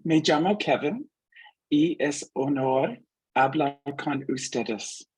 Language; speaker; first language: Spanish; non-native, learner; English